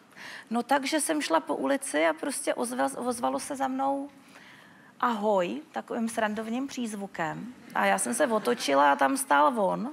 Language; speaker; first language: Czech; native; Czech